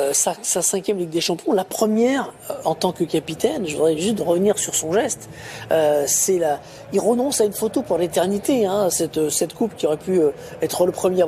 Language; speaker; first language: French; native; French